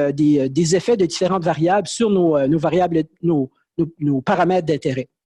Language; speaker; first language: French; native; French